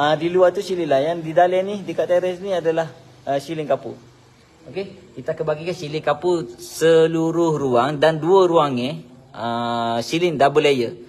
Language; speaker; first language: Malay; native; Malay